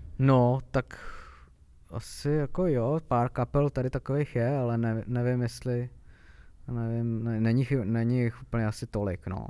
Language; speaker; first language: Czech; native; Czech